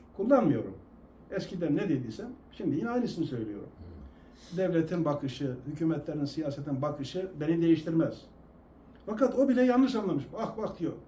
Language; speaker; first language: Turkish; non-native, local second language; Kurdish